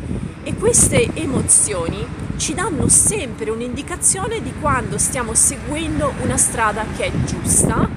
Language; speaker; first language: Italian; native; Italian